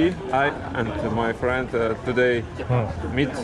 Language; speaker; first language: English; non-native, learner; Chinese